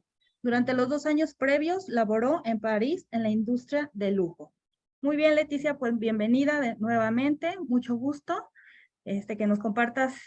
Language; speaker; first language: Spanish; native; Spanish